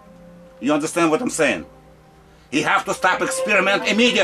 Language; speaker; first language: English; non-native, learner; Russian